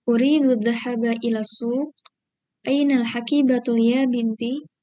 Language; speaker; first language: Arabic; non-native, learner; Indonesian